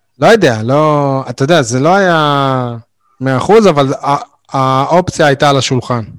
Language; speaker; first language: Hebrew; native; Hebrew